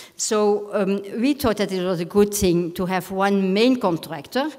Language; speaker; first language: English; non-native, fluent; Dutch